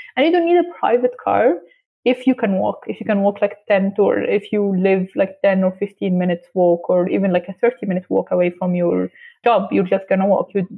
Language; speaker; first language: English; non-native, fluent; Arabic